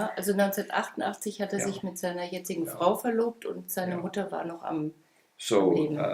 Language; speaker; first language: German; native; German